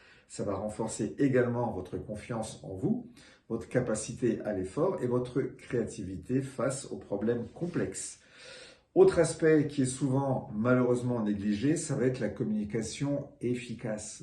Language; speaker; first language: French; native; French